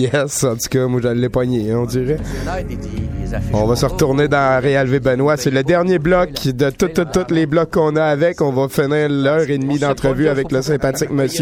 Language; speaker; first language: French; native; French